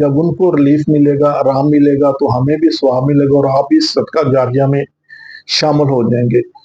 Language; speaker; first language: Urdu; non-native, local second language; Punjabi